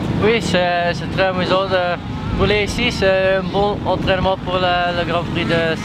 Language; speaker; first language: French; non-native, learner; Dutch